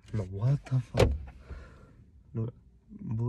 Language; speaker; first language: English; non-native, learner; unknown